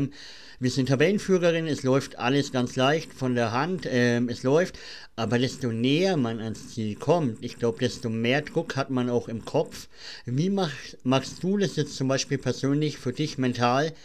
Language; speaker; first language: German; native; German